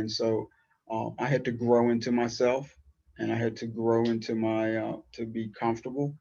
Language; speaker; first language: English; native; English